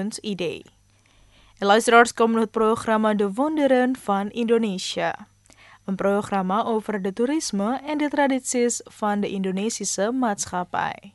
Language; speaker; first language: Dutch; non-native, fluent; Indonesian